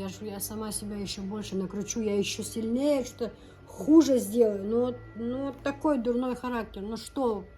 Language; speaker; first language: Russian; non-native, local second language; Chechen